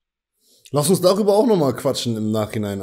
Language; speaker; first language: German; native; German